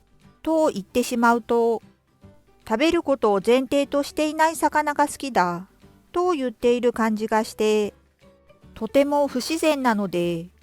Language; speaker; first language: Japanese; non-native, fluent; Korean